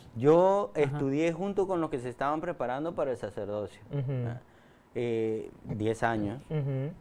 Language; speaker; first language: Spanish; native; Spanish